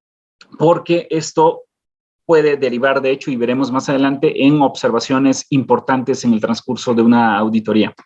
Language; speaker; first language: Spanish; native; Spanish